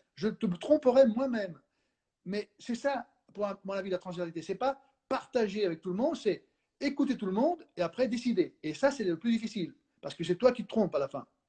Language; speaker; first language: French; non-native, fluent; Spanish